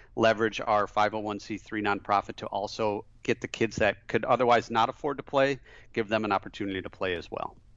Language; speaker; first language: English; native; English